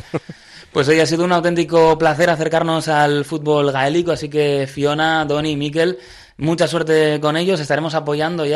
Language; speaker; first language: Spanish; native; Spanish